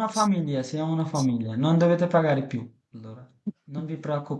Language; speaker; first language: Italian; non-native, learner; Bangla